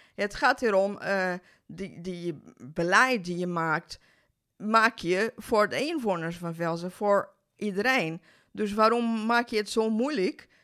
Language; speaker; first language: Dutch; non-native, fluent; Portuguese